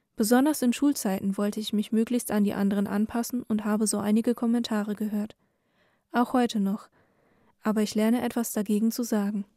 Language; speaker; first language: German; early bilingual, other home language; Vietnamese